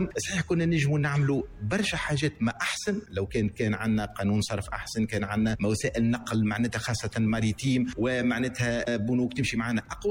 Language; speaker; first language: Arabic; native; Arabic